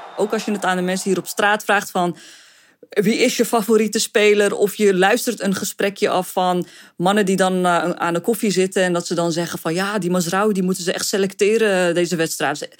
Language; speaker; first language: Dutch; early bilingual, other home language; Arabic